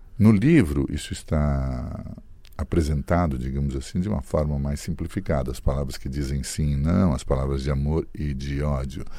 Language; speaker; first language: Portuguese; early bilingual, other home language; Italian